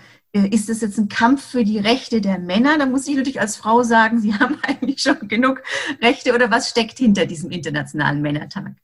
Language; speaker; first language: German; native; German